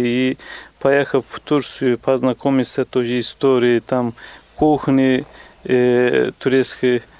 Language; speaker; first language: Russian; non-native, fluent; Turkish